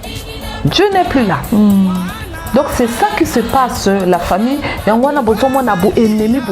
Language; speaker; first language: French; non-native, local second language; Lingala